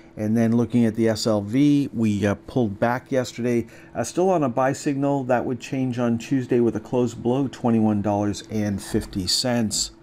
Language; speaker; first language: English; native; English